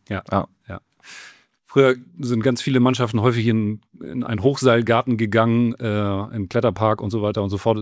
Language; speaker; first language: German; native; German